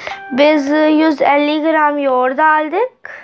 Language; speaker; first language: Turkish; non-native, learner; Urdu